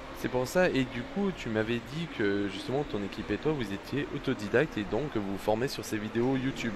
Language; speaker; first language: French; native; French